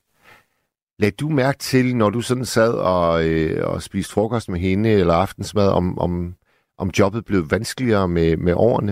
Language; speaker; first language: Danish; native; Danish